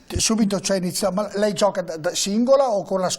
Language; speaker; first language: Italian; native; Italian